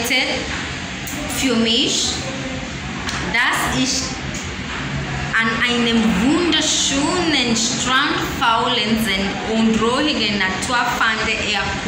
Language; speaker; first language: German; non-native, learner; English